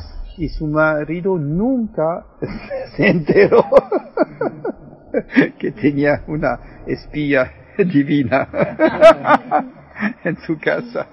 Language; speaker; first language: Spanish; non-native, fluent; French